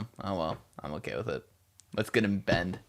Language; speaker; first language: English; native; English